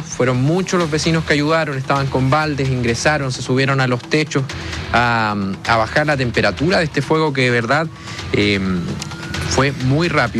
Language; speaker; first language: Spanish; native; Spanish